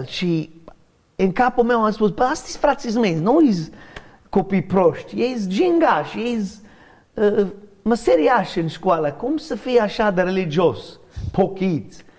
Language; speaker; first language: Romanian; non-native, learner; English